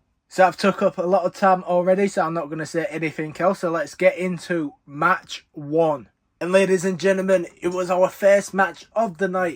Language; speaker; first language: English; native; English